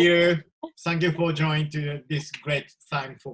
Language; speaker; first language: English; non-native, learner; Japanese